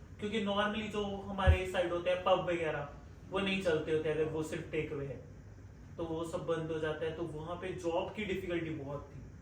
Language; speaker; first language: Hindi; non-native, local second language; Punjabi